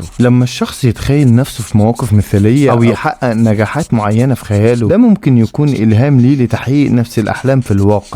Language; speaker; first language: Arabic; native; Arabic